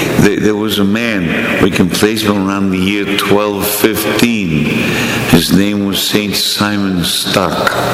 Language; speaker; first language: English; native; English